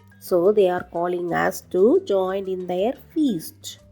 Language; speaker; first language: English; non-native, local second language; Tamil